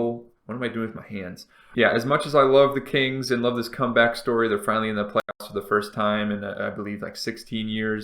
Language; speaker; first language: English; native; English